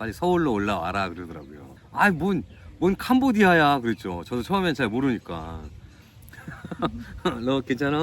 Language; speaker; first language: Korean; native; Korean